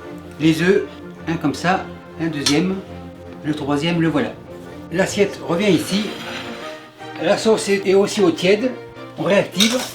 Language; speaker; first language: French; native; French